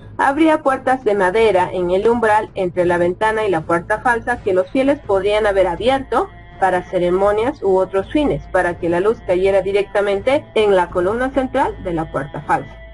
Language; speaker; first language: Spanish; native; Spanish